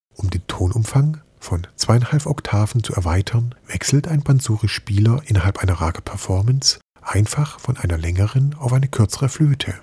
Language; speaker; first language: German; native; German